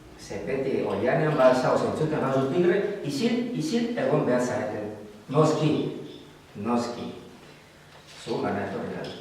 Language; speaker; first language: Basque; non-native, fluent; Spanish